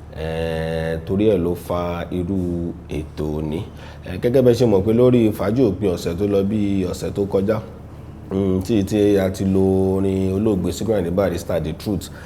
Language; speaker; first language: Yoruba; native; Yoruba